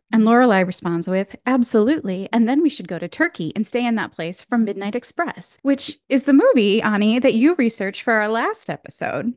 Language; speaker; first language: English; native; English